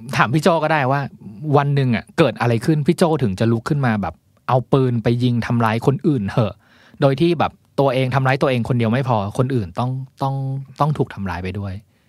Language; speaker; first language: Thai; native; Thai